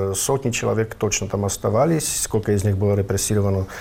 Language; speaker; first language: Russian; non-native, fluent; Czech